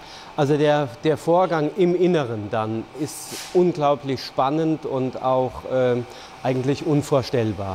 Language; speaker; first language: German; native; German